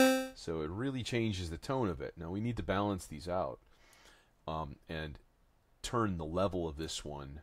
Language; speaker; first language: English; native; English